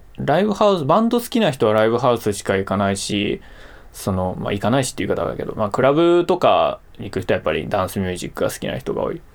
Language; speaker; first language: Japanese; early bilingual, heritage; Japanese